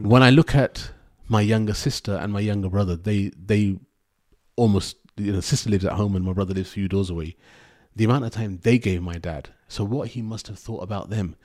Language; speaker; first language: English; native; English